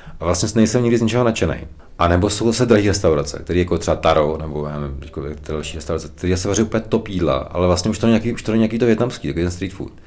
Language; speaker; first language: Czech; native; Czech